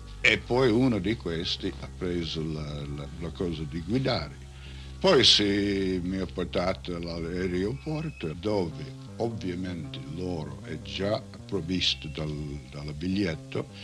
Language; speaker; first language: Italian; non-native, learner; English